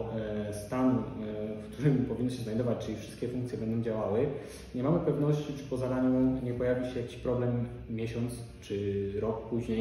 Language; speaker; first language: Polish; native; Polish